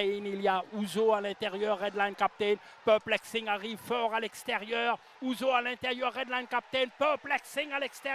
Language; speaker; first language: French; non-native, local second language; Morisyen